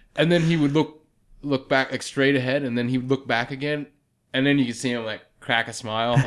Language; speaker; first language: English; native; English